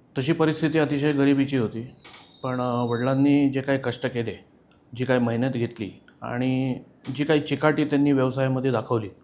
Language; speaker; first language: Marathi; native; Marathi